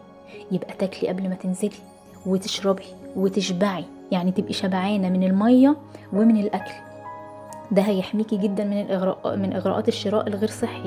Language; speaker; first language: Arabic; native; Arabic